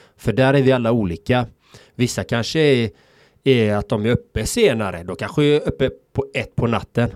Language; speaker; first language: Swedish; native; Swedish